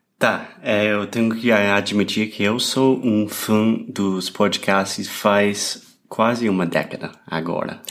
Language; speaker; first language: Portuguese; non-native, fluent; English